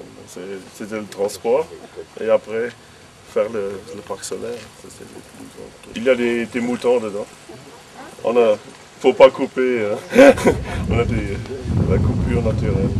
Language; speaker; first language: French; non-native, fluent; German